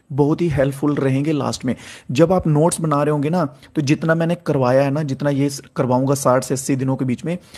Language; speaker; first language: Hindi; native; Hindi